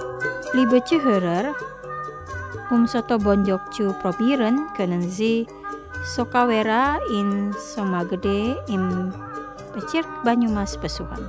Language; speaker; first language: German; non-native, learner; Indonesian